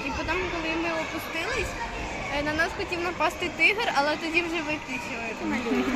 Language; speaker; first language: Ukrainian; native; Ukrainian